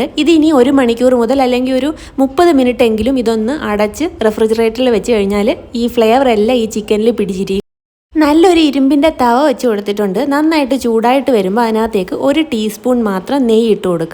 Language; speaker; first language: Malayalam; native; Malayalam